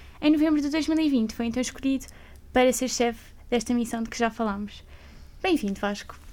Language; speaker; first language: Portuguese; native; Portuguese